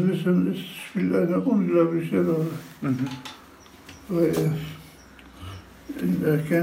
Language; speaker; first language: German; non-native, fluent; Polish